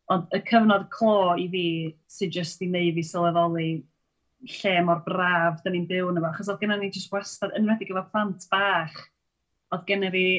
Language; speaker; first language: Welsh; native; Welsh